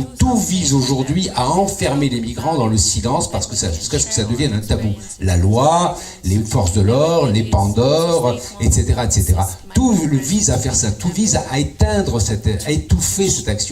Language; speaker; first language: French; native; French